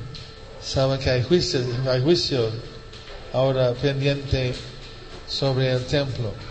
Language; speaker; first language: Spanish; non-native, fluent; English